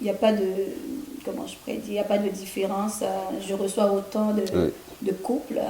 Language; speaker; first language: French; non-native, local second language; Haitian Creole